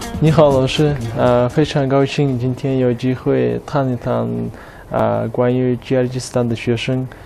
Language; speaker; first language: Chinese; non-native, fluent; Kyrgyz